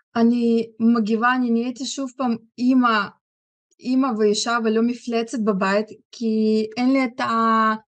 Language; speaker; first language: Hebrew; non-native, fluent; Russian